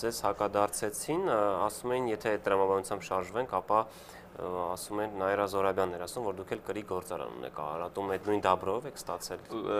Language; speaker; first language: Armenian; native; Armenian